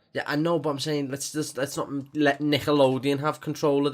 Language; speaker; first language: English; native; English